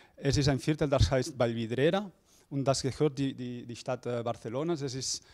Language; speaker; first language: German; non-native, fluent; Spanish